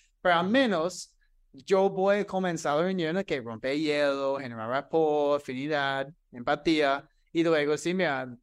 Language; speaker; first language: Spanish; non-native, fluent; English